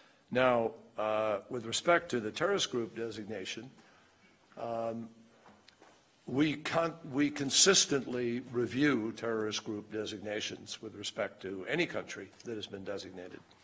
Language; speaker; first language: English; native; English